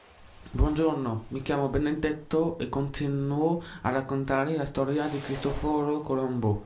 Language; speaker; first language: Italian; non-native, learner; French